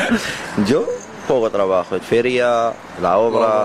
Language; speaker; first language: Spanish; non-native, learner; Arabic